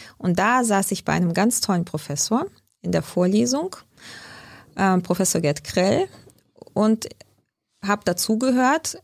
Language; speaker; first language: German; early bilingual, other home language; Russian